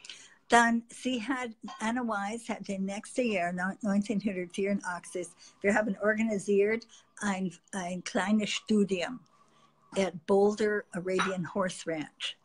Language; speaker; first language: German; non-native, fluent; English